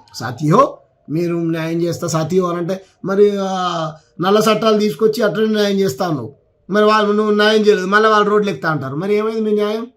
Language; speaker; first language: Telugu; native; Telugu